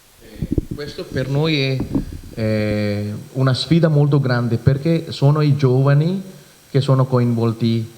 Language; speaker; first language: Italian; non-native, fluent; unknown